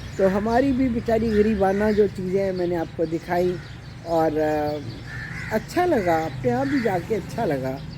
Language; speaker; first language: Urdu; native; Urdu